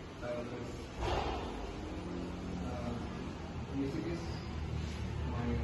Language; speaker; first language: English; non-native, learner; Indonesian